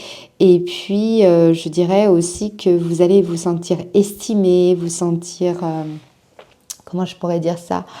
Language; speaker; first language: French; native; French